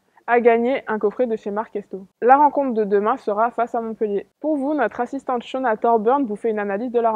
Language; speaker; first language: French; native; French